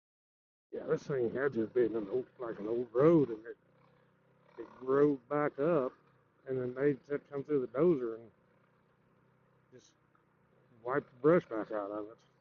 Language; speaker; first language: English; native; English